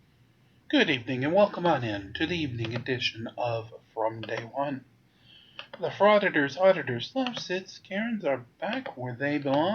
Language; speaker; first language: English; native; English